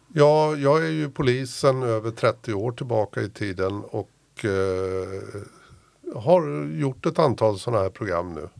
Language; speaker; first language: Swedish; native; Swedish